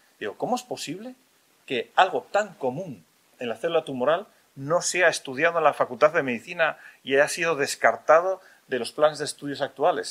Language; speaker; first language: Spanish; native; Spanish